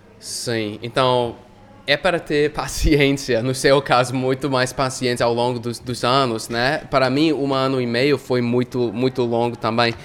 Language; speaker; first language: Portuguese; non-native, fluent; English